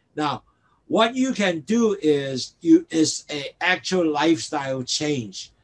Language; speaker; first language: English; non-native, local second language; Cantonese